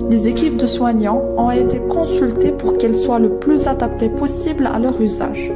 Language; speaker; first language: French; non-native, local second language; Arabic